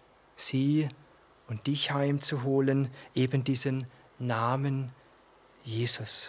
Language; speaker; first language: German; native; German